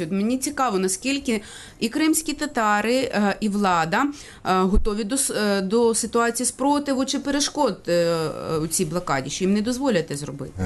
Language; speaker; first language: Ukrainian; native; Ukrainian